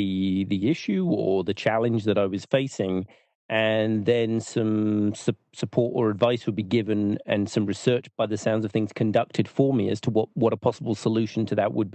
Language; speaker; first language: English; native; English